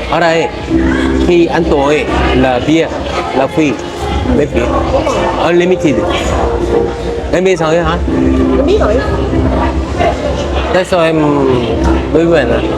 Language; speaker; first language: Vietnamese; non-native, learner; Korean